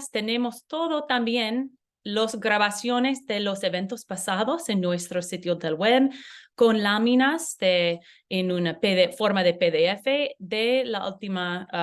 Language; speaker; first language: Spanish; non-native, learner; English